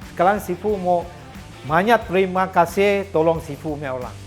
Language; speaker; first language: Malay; non-native, local second language; Chinese